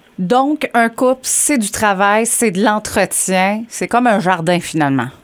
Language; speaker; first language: French; native; French